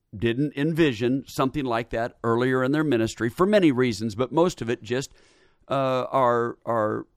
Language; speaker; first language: English; native; English